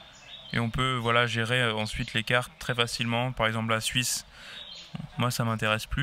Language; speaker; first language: French; native; French